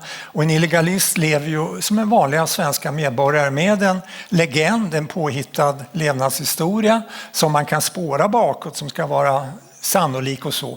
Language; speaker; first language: Swedish; native; Swedish